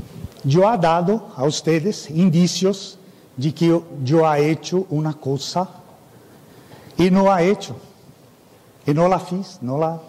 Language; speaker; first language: Spanish; non-native, fluent; Portuguese